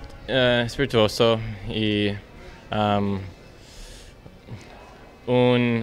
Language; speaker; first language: Spanish; non-native, learner; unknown